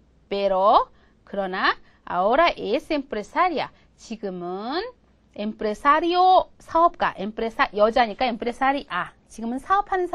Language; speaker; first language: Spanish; non-native, fluent; Korean